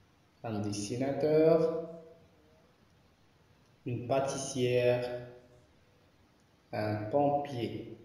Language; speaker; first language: French; non-native, local second language; Arabic